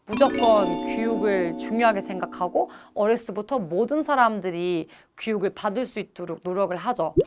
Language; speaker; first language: Korean; non-native, fluent; German